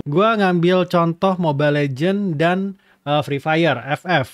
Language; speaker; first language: Indonesian; native; Indonesian